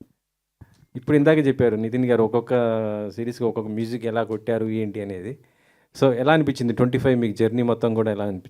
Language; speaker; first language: Telugu; native; Telugu